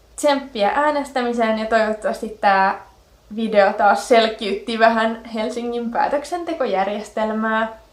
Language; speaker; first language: Finnish; native; Finnish